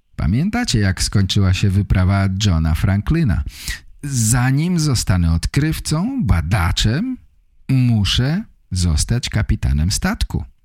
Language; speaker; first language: Polish; native; Polish